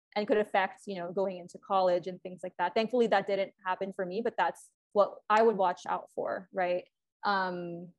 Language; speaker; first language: English; non-native, local second language; Filipino